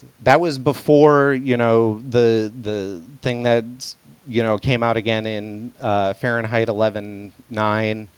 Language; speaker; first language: English; native; English